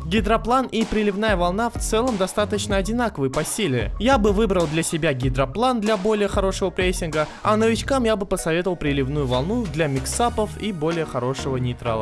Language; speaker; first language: Russian; native; Russian